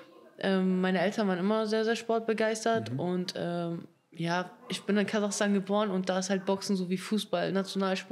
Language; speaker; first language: German; early bilingual, other home language; Russian